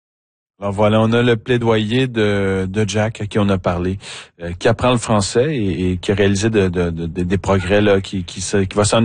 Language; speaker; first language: French; native; French